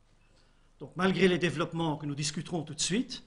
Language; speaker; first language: French; native; French